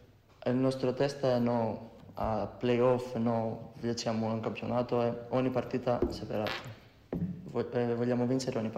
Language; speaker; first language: Italian; non-native, learner; Greek